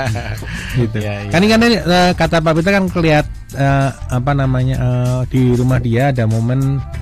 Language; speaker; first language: Indonesian; native; Indonesian